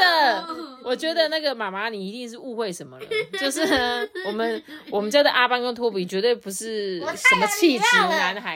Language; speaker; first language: Chinese; native; Chinese